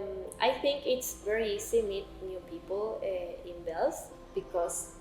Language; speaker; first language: English; non-native, learner; Spanish